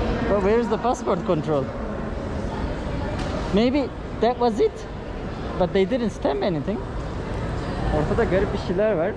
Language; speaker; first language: English; non-native, fluent; Turkish